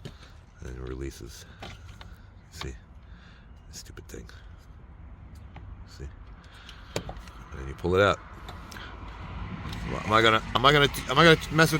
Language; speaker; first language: English; native; English